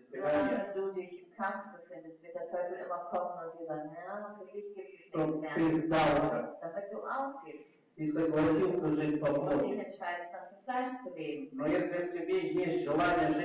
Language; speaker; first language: German; non-native, fluent; Russian